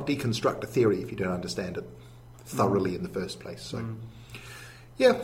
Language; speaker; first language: English; native; English